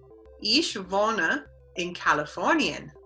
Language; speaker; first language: German; non-native, learner; English